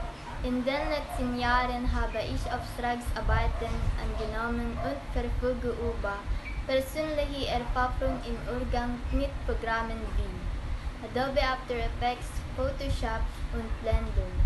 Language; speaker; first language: German; non-native, learner; Filipino